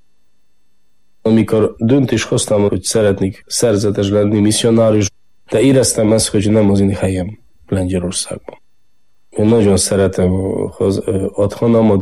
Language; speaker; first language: Hungarian; non-native, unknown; Polish